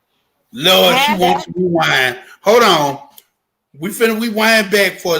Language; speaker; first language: English; native; English